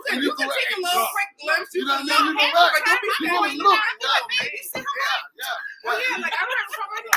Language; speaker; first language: English; native; English